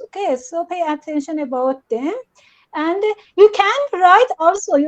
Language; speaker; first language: English; non-native, learner; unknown